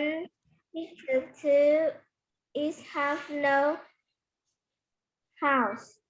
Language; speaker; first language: English; non-native, learner; Vietnamese